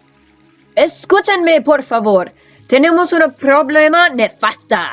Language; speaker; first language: Spanish; non-native, learner; English